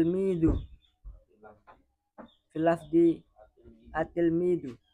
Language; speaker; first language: Arabic; non-native, learner; Indonesian